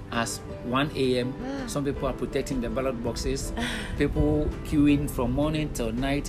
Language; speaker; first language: English; non-native, local second language; Akan